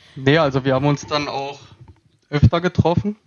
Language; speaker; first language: German; native; German